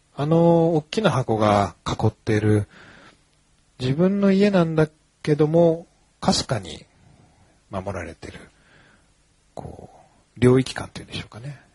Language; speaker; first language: Japanese; native; Japanese